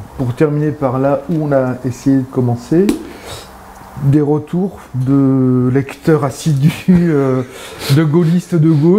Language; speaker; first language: French; native; French